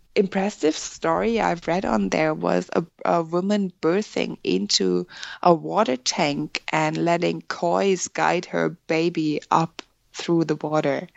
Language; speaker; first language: English; non-native, fluent; German